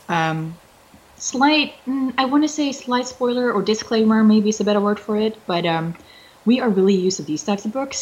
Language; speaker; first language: English; non-native, fluent; Dutch